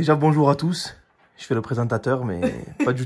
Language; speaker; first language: French; native; French